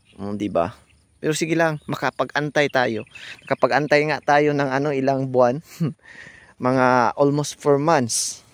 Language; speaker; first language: Filipino; non-native, local second language; Cebuano